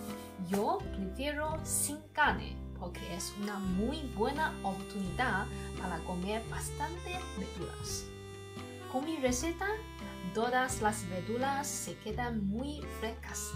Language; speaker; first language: Spanish; non-native, learner; Chinese